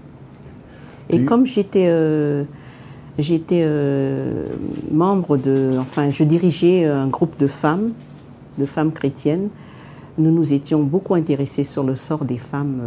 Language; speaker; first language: French; non-native, local second language; Malagasy